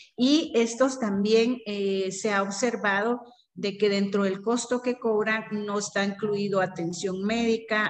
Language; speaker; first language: Spanish; native; Spanish